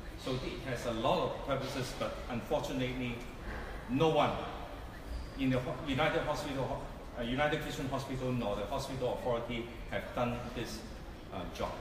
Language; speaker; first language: English; non-native, local second language; Cantonese